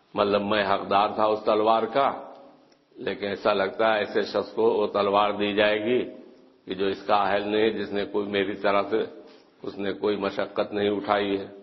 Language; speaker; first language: Urdu; native; Urdu